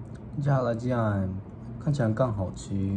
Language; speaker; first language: Chinese; non-native, fluent; Japanese